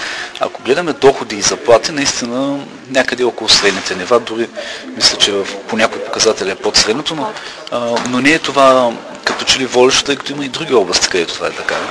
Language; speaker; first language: Bulgarian; native; Bulgarian